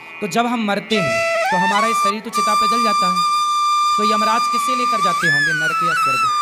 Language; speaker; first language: Hindi; native; Hindi